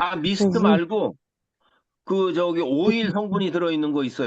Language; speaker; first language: Korean; native; Korean